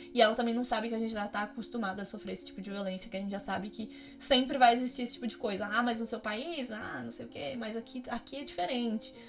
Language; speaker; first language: Portuguese; native; Portuguese